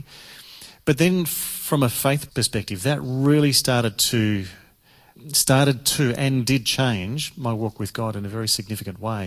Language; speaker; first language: English; native; English